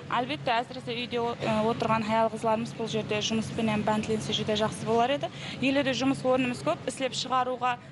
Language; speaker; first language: Uzbek; non-native, local second language; Kara-Kalpak